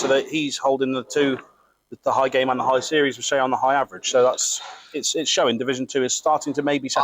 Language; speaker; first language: English; native; English